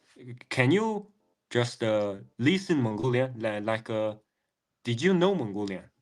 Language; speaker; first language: English; non-native, learner; Mongolian